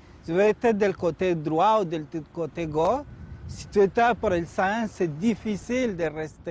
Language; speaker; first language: French; non-native, learner; Spanish